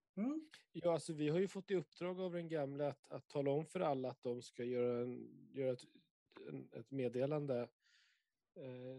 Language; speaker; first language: Swedish; native; Swedish